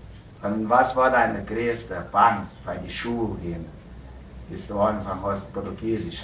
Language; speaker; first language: German; early bilingual, heritage; German